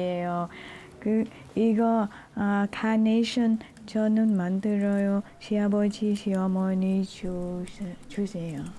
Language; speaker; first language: Korean; non-native, learner; Vietnamese